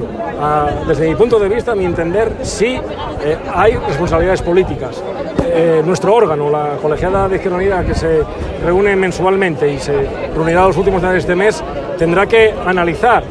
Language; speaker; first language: Spanish; native; Spanish